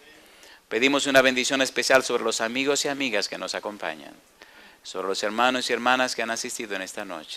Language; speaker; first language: Spanish; native; Spanish